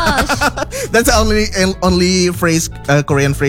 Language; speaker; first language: English; non-native, fluent; Indonesian